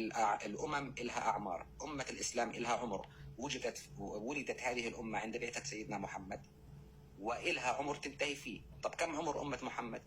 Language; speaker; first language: Arabic; native; Arabic